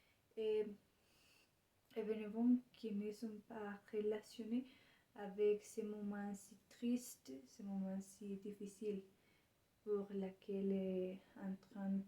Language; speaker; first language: French; non-native, learner; Spanish